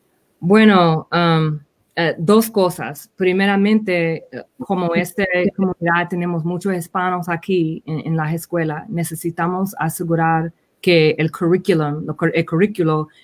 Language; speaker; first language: Spanish; early bilingual, heritage; Spanish